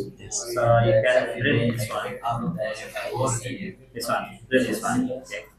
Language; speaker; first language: English; non-native, fluent; Indonesian